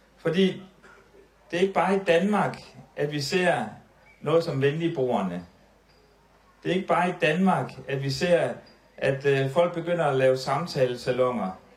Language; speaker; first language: Danish; native; Danish